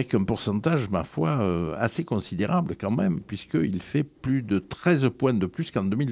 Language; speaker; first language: French; native; French